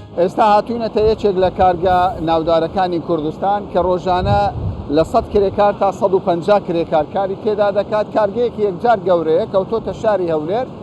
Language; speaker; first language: Central Kurdish; native; Central Kurdish